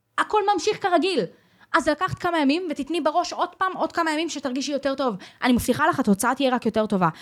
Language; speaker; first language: Hebrew; native; Hebrew